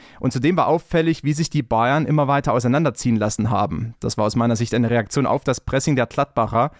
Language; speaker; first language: German; native; German